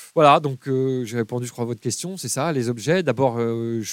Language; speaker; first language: French; native; French